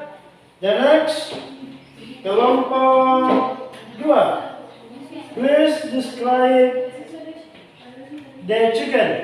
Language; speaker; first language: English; non-native, learner; Indonesian